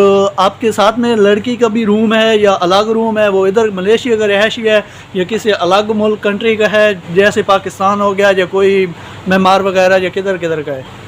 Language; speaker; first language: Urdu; non-native, local second language; Punjabi